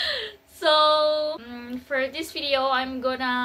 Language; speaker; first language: English; non-native, learner; Indonesian